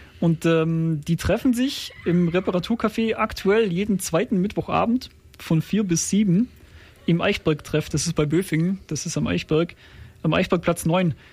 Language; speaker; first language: German; native; German